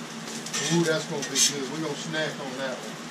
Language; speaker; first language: English; native; English